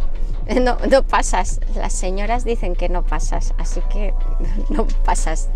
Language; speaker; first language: Spanish; native; Spanish